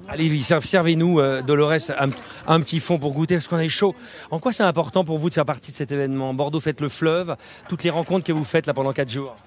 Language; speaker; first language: French; native; French